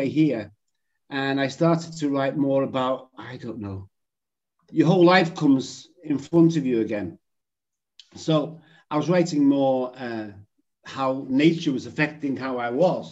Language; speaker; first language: English; native; English